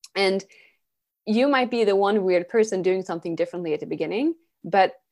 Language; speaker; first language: English; non-native, fluent; Swedish